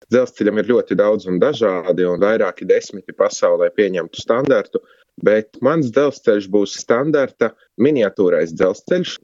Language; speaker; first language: Latvian; native; Latvian